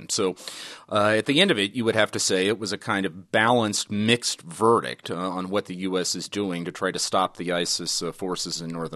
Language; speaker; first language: English; native; English